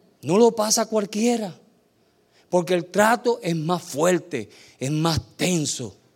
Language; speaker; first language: Spanish; native; Spanish